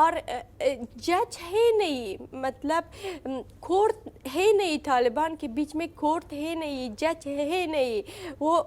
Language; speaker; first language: Hindi; non-native, learner; Persian